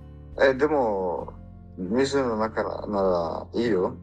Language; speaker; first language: Japanese; non-native, learner; Arabic